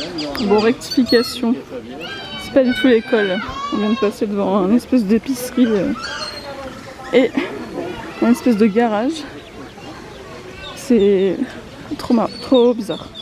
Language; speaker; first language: French; native; French